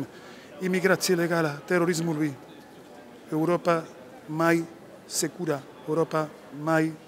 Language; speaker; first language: Romanian; non-native, learner; Spanish